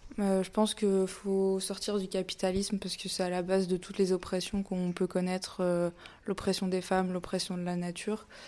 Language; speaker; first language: French; native; French